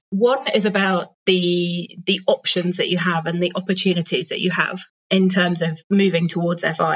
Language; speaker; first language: English; native; English